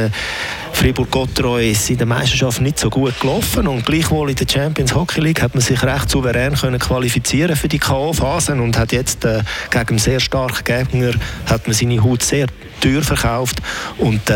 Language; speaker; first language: German; native; German